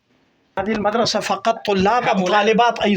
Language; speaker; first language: Arabic; non-native, fluent; Pashto